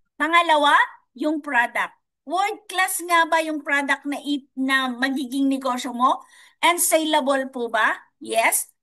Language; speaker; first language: Filipino; non-native, local second language; Iloko